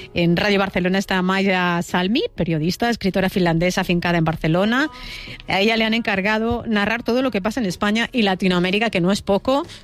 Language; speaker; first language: Spanish; native; Spanish